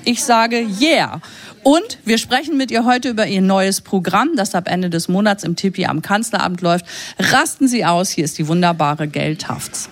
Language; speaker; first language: German; native; German